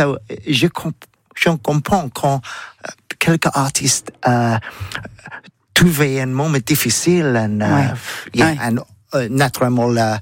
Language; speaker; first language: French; non-native, learner; English